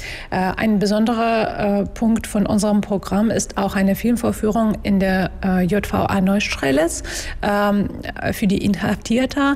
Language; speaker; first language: German; non-native, learner; Russian